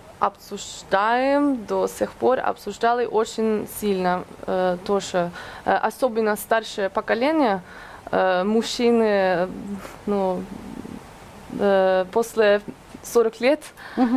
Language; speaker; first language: Russian; non-native, fluent; Norwegian